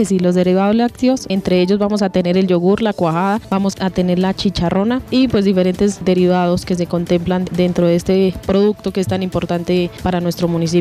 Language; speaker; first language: Spanish; native; Spanish